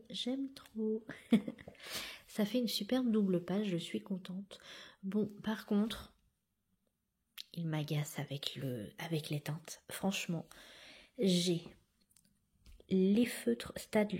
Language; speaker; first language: French; native; French